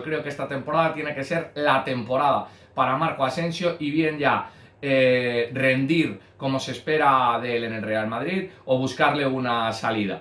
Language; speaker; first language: Spanish; native; Spanish